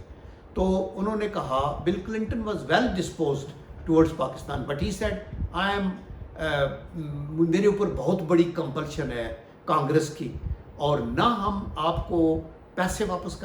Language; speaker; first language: Urdu; native; Urdu